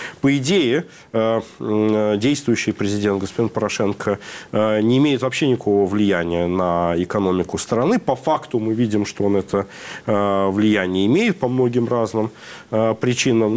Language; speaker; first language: Russian; native; Russian